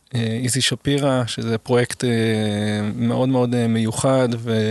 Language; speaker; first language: Hebrew; early bilingual, other home language; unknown